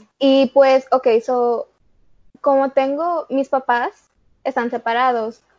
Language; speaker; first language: Spanish; early bilingual, heritage; Spanish